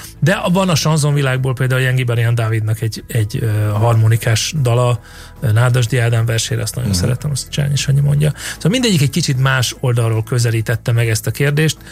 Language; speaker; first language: Hungarian; native; Hungarian